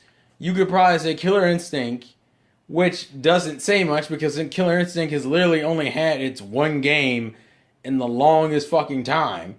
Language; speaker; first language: English; native; English